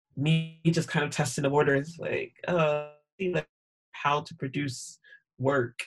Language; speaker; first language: English; native; English